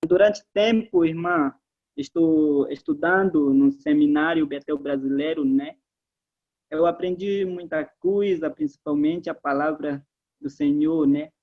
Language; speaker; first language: Portuguese; non-native, local second language; Ticuna